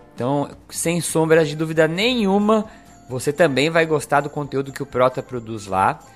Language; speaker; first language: Portuguese; native; Portuguese